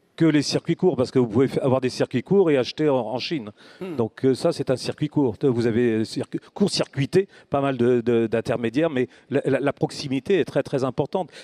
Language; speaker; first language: French; native; French